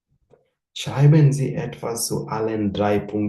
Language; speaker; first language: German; non-native, fluent; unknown